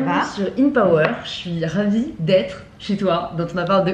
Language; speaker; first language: French; native; French